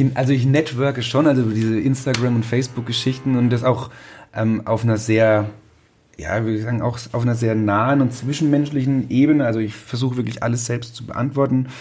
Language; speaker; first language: German; native; German